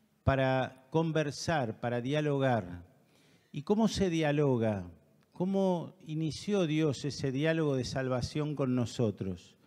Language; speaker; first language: Spanish; native; Spanish